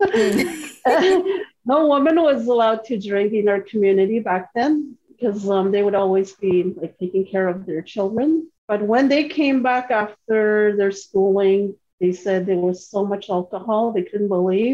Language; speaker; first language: English; non-native, fluent; Cree